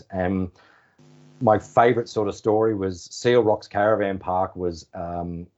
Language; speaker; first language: English; native; English